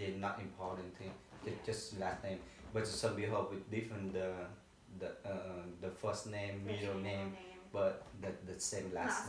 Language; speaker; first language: English; non-native, learner; Vietnamese